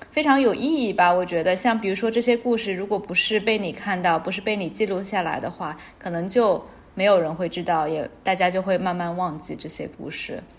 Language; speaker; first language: Chinese; native; Chinese